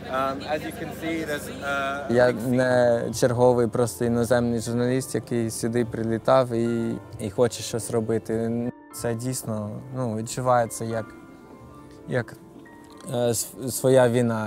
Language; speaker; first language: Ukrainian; non-native, fluent; English